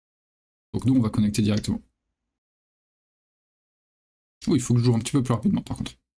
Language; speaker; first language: French; native; French